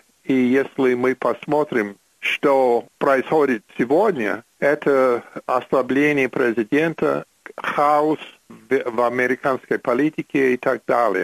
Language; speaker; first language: Russian; non-native, fluent; English